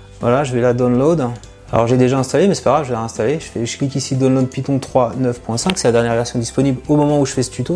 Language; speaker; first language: French; native; French